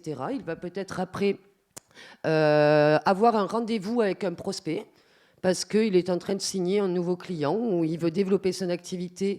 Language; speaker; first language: French; native; French